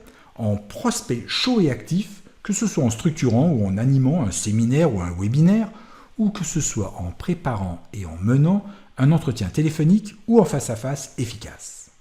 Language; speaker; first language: French; native; French